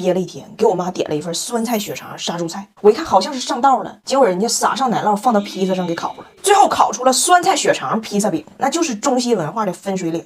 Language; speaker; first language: Chinese; native; Chinese